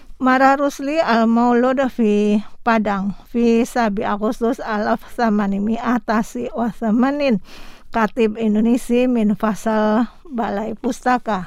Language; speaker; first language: Arabic; non-native, fluent; Indonesian